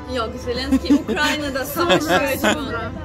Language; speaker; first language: Turkish; non-native, fluent; Ukrainian